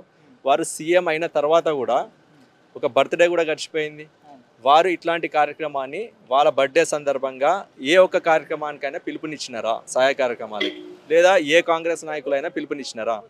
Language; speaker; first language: Telugu; native; Telugu